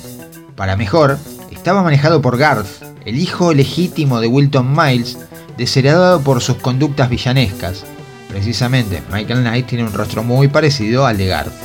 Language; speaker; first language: Spanish; native; Spanish